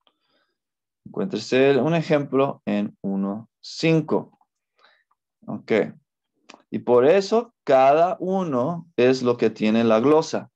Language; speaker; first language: Spanish; non-native, fluent; English